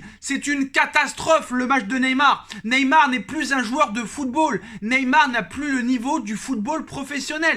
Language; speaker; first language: French; native; French